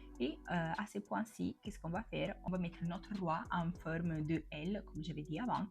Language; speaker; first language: French; non-native, fluent; Italian